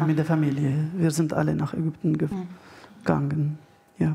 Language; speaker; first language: German; non-native, fluent; Arabic